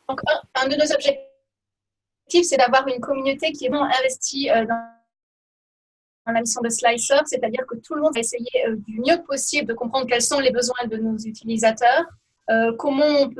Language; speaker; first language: French; native; French